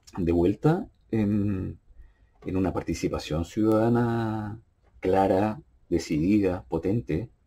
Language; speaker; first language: Spanish; native; Spanish